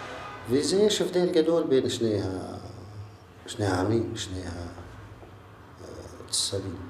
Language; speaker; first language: Hebrew; non-native, local second language; Arabic